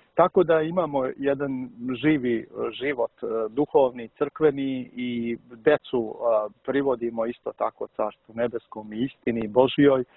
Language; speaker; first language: Serbian; early bilingual, heritage; Serbian